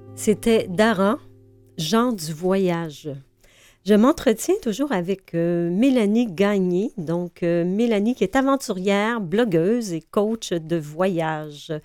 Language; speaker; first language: French; native; French